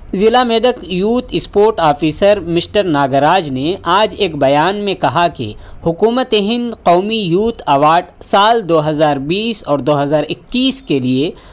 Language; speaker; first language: Urdu; native; Urdu